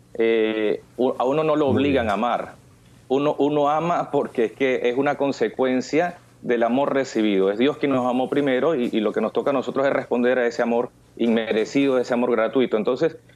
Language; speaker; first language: Spanish; native; Spanish